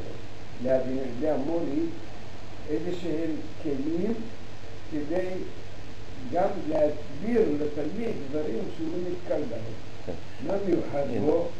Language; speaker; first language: Hebrew; early bilingual, other home language; Arabic